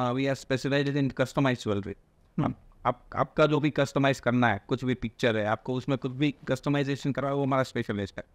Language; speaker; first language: Hindi; non-native, local second language; Gujarati